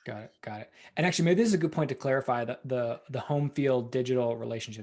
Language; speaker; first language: English; native; English